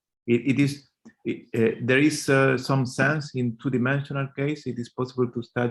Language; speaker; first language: English; non-native, learner; Spanish